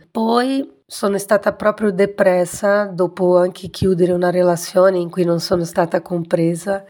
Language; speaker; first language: Italian; non-native, fluent; Portuguese